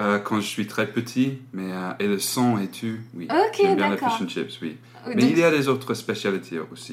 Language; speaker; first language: French; non-native, learner; English